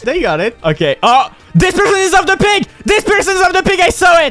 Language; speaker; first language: English; non-native, fluent; French